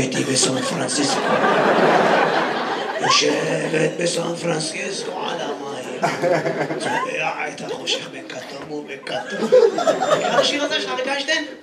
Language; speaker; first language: Hebrew; native; Hebrew